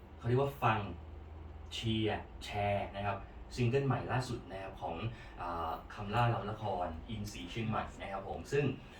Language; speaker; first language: Thai; native; Thai